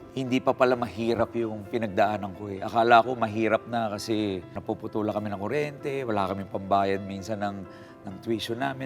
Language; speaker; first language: Filipino; native; Filipino